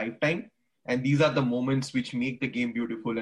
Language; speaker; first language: English; non-native, local second language; Bangla